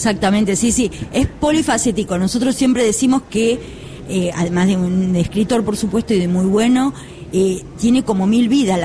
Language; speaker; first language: Spanish; native; Spanish